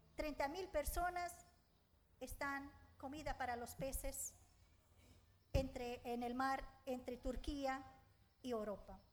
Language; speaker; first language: Spanish; non-native, fluent; Arabic